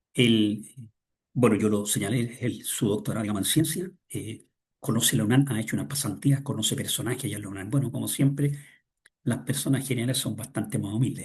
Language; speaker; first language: Spanish; native; Spanish